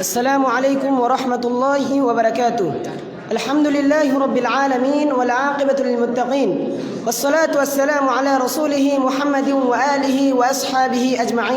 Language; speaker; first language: Arabic; non-native, learner; Bangla